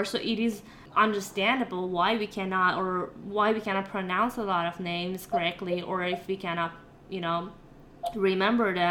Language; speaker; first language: English; non-native, fluent; Persian